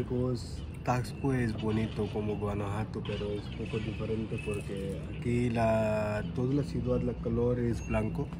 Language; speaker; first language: Spanish; non-native, learner; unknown